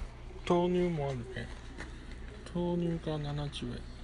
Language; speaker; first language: Japanese; non-native, fluent; Chinese